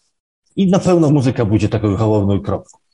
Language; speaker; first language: Belarusian; early bilingual, heritage; Belarusian